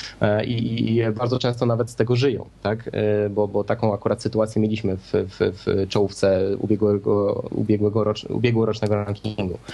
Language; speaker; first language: Polish; native; Polish